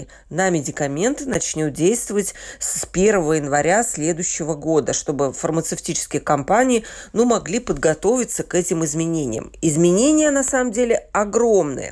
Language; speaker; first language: Russian; native; Russian